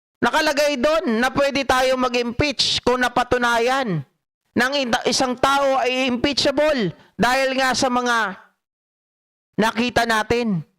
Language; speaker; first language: Filipino; non-native, local second language; Iloko